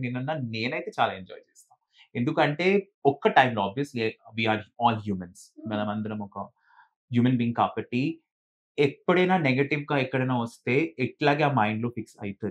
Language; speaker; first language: Telugu; non-native, fluent; Bangla